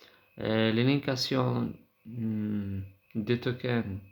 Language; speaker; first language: French; non-native, fluent; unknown